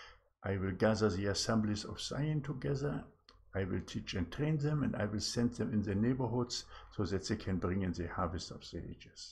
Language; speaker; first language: English; non-native, fluent; German